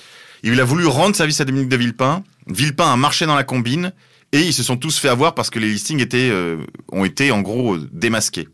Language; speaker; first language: French; native; French